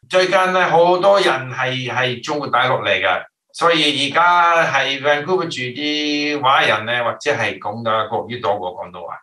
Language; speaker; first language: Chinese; non-native, fluent; English